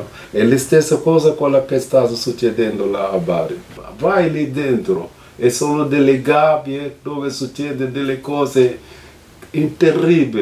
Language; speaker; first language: Italian; non-native, fluent; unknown